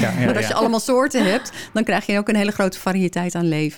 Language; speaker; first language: Dutch; native; Dutch